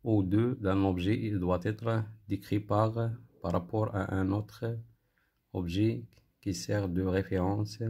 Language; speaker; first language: French; non-native, local second language; Arabic